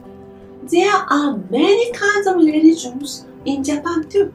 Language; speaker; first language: English; non-native, learner; Japanese